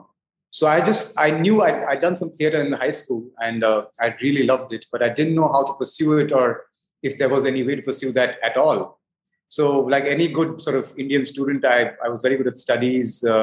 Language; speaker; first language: English; non-native, local second language; Hindi